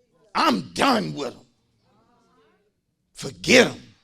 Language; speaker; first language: English; native; English